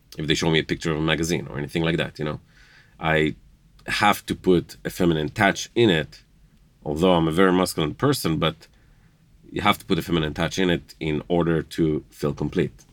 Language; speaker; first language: English; non-native, fluent; Hebrew